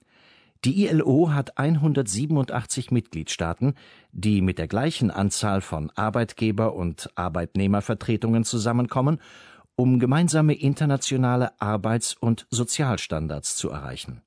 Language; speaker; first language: German; native; German